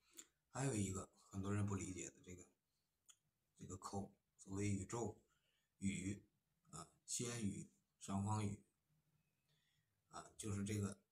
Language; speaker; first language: Chinese; native; Chinese